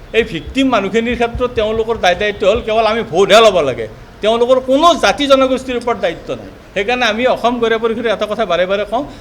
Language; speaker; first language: Assamese; native; Assamese